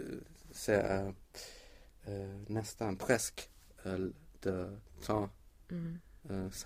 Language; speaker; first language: French; non-native, learner; Swedish